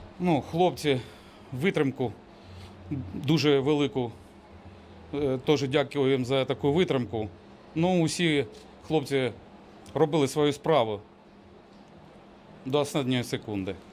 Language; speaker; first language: Ukrainian; non-native, local second language; Russian